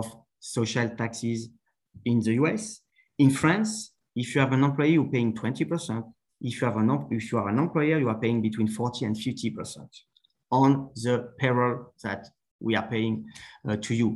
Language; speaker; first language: English; non-native, fluent; French